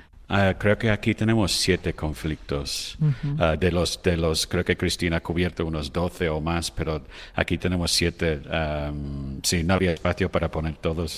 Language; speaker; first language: Spanish; non-native, fluent; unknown